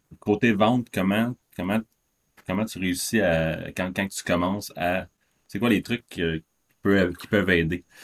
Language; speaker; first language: French; native; French